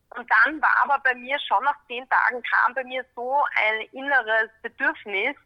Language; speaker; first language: German; native; German